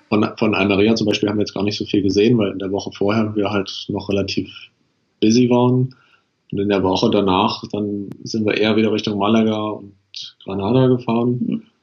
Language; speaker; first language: German; native; German